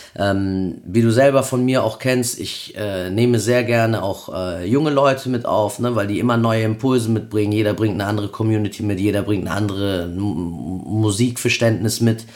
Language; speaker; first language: German; early bilingual, other home language; Spanish